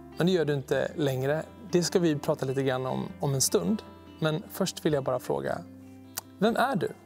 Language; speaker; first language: Swedish; native; Swedish